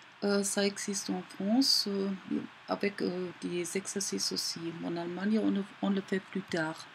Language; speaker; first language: French; non-native, learner; German